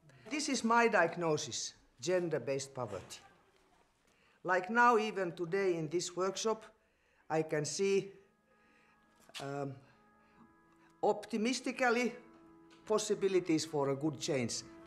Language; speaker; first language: English; non-native, fluent; Finnish